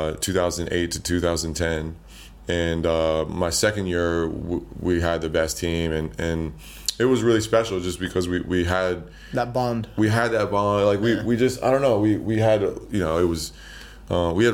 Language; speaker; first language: English; native; English